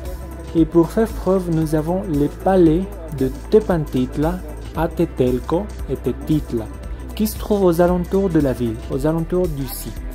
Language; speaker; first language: French; non-native, fluent; Spanish